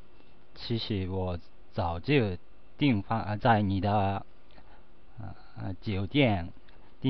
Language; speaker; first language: Chinese; non-native, learner; Japanese